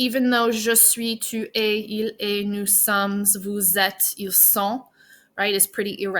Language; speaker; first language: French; non-native, fluent; English